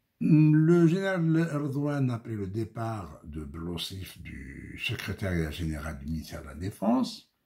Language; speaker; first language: French; non-native, local second language; Arabic